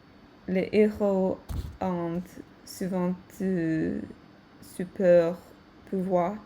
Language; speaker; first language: French; non-native, learner; English